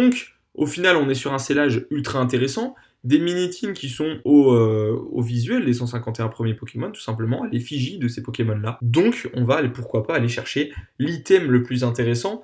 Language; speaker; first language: French; native; French